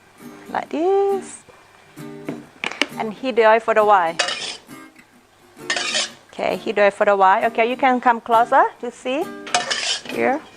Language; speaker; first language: English; non-native, fluent; Thai